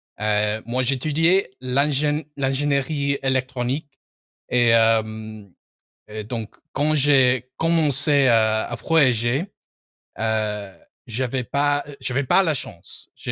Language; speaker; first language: French; non-native, fluent; English